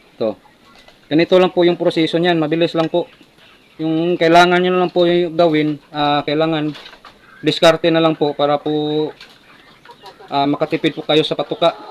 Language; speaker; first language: Filipino; non-native, local second language; Cebuano